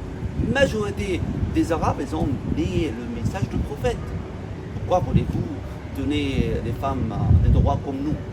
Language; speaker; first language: French; non-native, fluent; Arabic